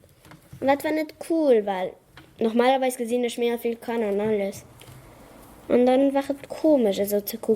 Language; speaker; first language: German; non-native, local second language; Luxembourgish